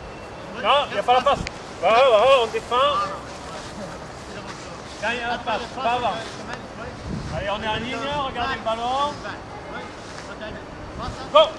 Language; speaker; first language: French; native; French